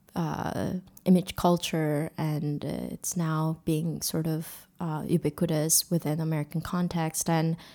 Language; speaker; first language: English; early bilingual, other home language; Korean